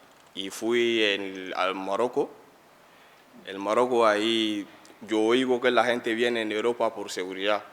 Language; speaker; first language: Spanish; non-native, learner; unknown